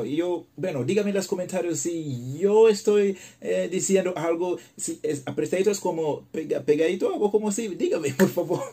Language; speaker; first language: Spanish; non-native, learner; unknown